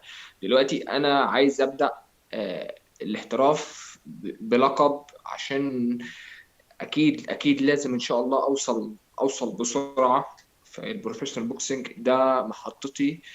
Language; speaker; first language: Arabic; native; Arabic